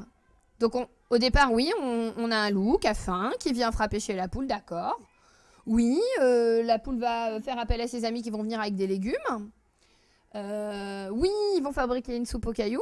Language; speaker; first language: French; native; French